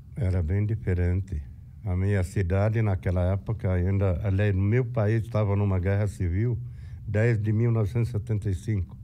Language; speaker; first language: Portuguese; non-native, fluent; Arabic